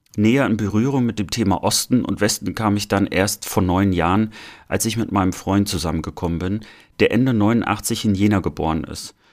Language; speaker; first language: German; native; German